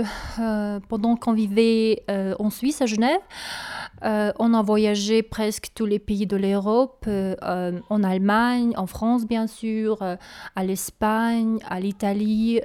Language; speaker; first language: French; non-native, learner; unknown